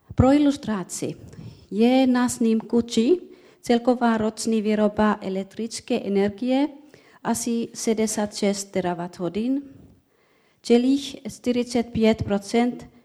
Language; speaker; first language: Czech; non-native, learner; Finnish